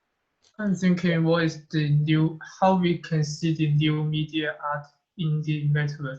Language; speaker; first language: English; non-native, fluent; Chinese